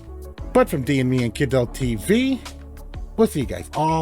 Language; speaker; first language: English; native; English